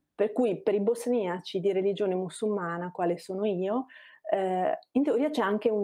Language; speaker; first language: Italian; non-native, fluent; Bosnian